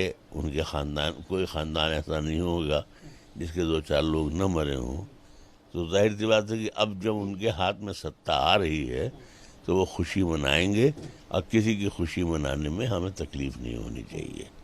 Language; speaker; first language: Hindi; native; Hindi